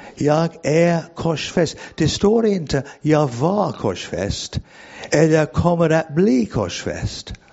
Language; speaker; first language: Swedish; non-native, fluent; English